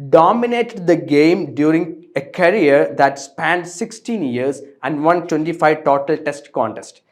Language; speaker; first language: English; non-native, local second language; Malayalam